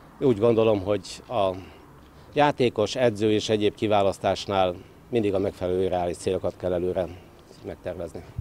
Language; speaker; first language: Hungarian; native; Hungarian